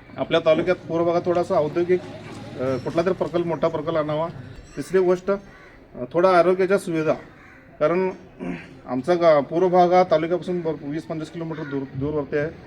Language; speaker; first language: Marathi; non-native, local second language; Kannada